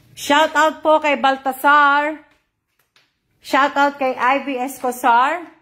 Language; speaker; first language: Filipino; native; Filipino